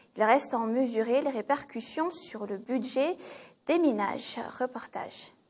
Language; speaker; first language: French; non-native, local second language; Malagasy